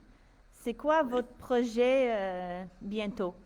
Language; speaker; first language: French; non-native, fluent; English